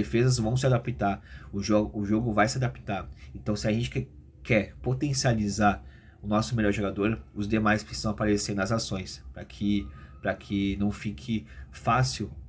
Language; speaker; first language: Portuguese; native; Portuguese